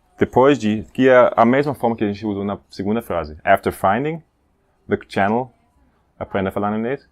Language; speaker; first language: Portuguese; non-native, fluent; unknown